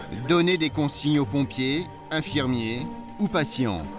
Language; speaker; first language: French; native; French